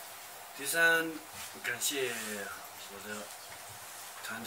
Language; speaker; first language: Chinese; non-native, local second language; Tibetan